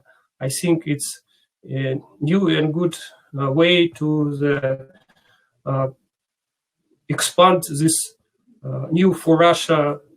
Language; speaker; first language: English; non-native, learner; Russian